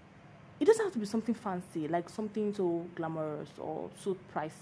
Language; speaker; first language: English; non-native, local second language; Yoruba